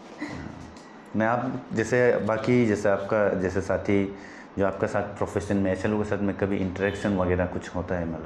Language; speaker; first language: Hindi; non-native, local second language; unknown